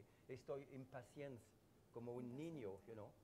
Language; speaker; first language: Spanish; non-native, fluent; French